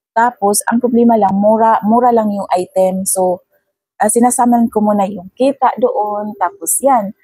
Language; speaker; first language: Filipino; non-native, local second language; Cebuano